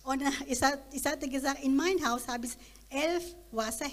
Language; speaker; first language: German; non-native, learner; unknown